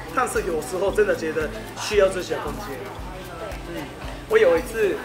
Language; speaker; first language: Chinese; non-native, fluent; Japanese